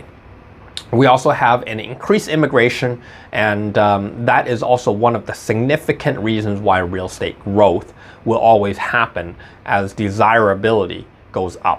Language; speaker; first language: English; non-native, local second language; Cantonese